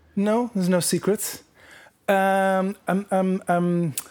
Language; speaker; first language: English; non-native, fluent; Dutch